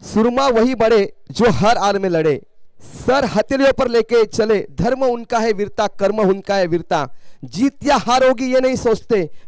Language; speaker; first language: Hindi; non-native, local second language; Marathi